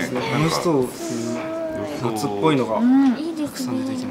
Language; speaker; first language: Japanese; native; Japanese